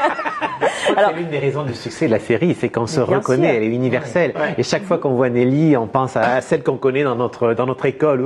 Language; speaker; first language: French; native; French